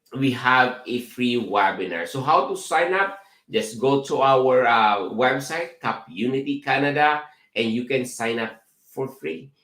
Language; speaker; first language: English; non-native, local second language; Filipino